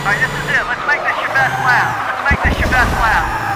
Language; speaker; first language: English; native; English